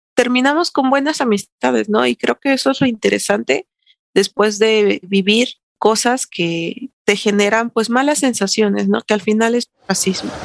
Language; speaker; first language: Spanish; native; Spanish